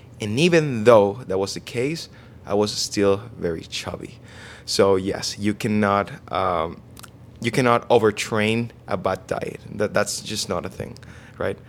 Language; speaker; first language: English; non-native, fluent; Spanish